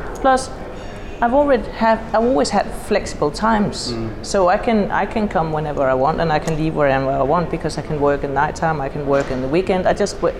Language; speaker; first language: English; non-native, fluent; Danish